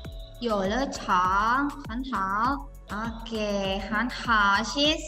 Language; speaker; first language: Chinese; non-native, fluent; Indonesian